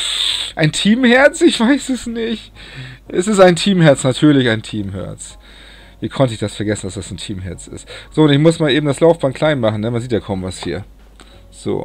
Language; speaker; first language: German; native; German